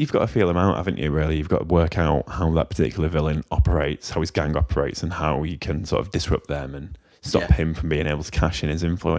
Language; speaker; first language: English; native; English